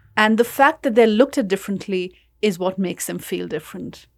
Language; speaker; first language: English; non-native, local second language; Urdu